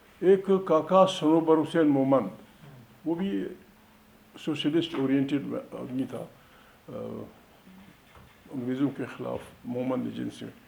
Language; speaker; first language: Urdu; non-native, local second language; Pashto